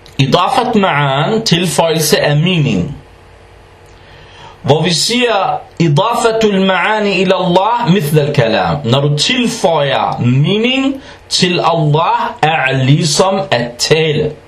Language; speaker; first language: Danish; non-native, fluent; Arabic